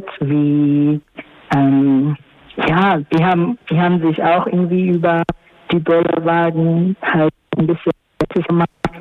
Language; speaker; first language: German; non-native, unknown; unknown